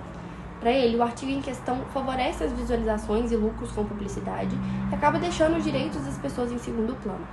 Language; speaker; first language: Portuguese; native; Portuguese